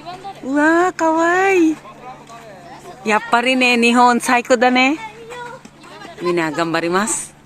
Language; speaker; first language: Japanese; non-native, learner; Filipino